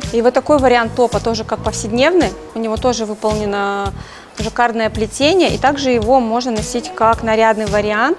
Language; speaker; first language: Russian; native; Russian